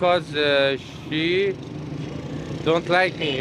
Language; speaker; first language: English; non-native, learner; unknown